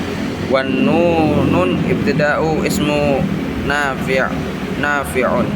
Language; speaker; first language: Arabic; non-native, learner; Indonesian